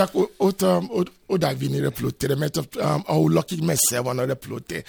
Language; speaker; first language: Hungarian; non-native, fluent; Yoruba